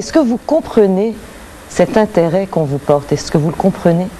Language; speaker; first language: French; native; French